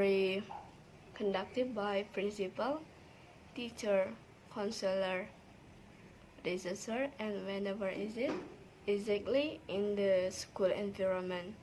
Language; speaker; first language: English; non-native, learner; Indonesian